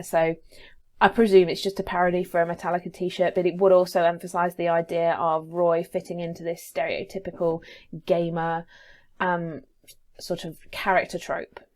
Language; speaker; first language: English; native; English